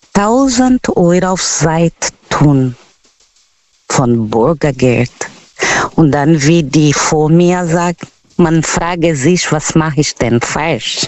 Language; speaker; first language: German; non-native, learner; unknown